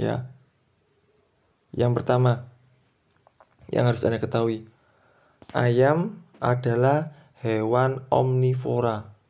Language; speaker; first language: Indonesian; native; Indonesian